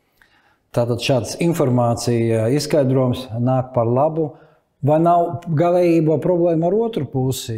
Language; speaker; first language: Latvian; native; Latvian